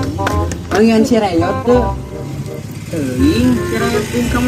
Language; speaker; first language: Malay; non-native, local second language; Sundanese